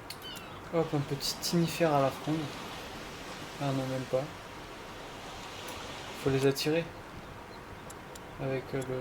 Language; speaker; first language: French; native; French